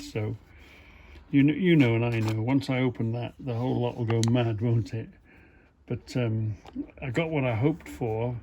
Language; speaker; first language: English; native; English